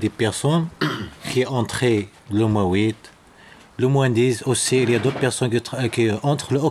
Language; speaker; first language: French; non-native, local second language; Arabic